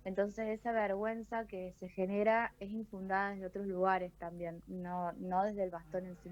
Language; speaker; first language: Spanish; native; Spanish